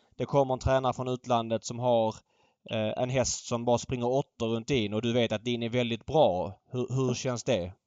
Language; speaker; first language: Swedish; native; Swedish